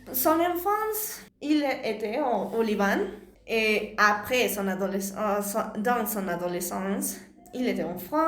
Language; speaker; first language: French; non-native, learner; Spanish